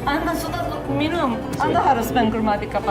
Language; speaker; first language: Indonesian; non-native, fluent; Turkish